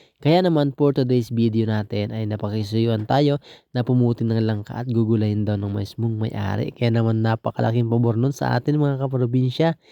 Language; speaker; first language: Filipino; native; Filipino